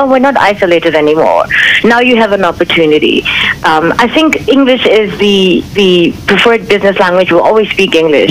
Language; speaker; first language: English; non-native, local second language; Zulu